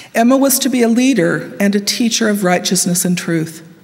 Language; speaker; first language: English; native; English